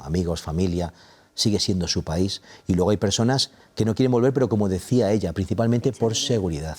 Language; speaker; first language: Spanish; native; Spanish